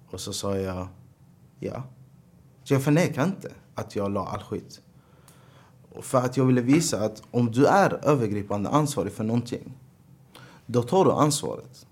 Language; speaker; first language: Swedish; early bilingual, other home language; Arabic